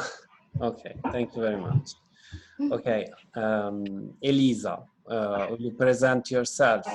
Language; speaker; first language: English; non-native, fluent; Italian